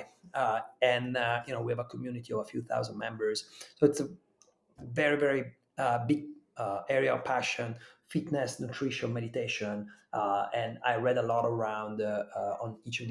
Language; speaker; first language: English; non-native, fluent; Italian